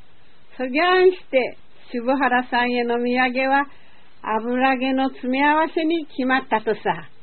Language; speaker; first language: Japanese; native; Japanese